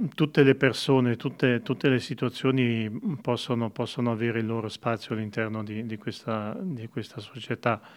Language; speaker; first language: Italian; native; Italian